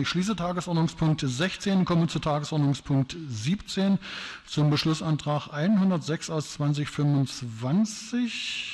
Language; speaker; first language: German; native; German